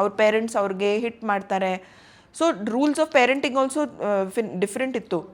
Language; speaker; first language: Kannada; non-native, local second language; Hindi